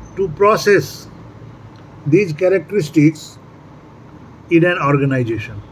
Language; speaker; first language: English; non-native, local second language; Nepali